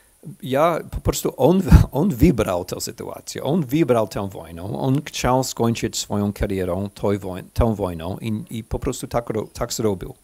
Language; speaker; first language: Polish; non-native, fluent; English